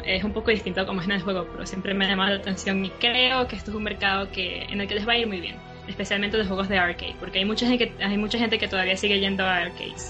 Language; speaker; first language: Spanish; native; Spanish